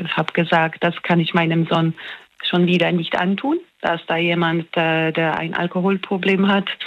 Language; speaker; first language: German; non-native, fluent; Polish